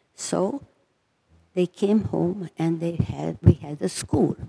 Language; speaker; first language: English; non-native, fluent; Hungarian